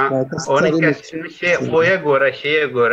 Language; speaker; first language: Turkish; non-native, learner; Arabic